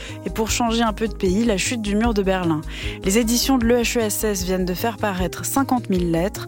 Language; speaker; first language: French; native; French